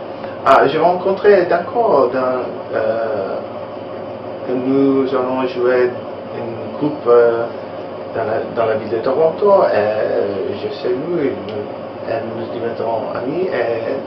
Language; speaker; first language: French; non-native, learner; Italian